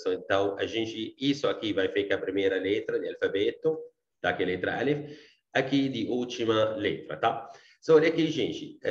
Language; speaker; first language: Portuguese; non-native, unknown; Arabic